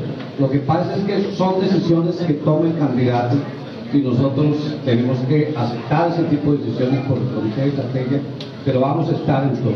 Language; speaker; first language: Spanish; native; Spanish